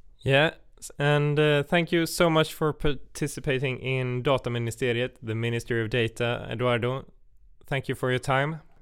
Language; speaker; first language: English; non-native, fluent; Swedish